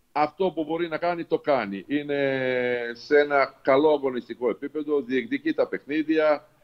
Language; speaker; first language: Greek; non-native, fluent; Serbian